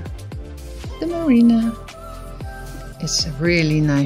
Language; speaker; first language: English; non-native, fluent; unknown